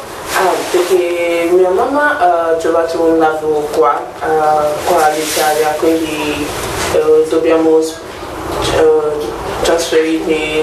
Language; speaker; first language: Italian; non-native, learner; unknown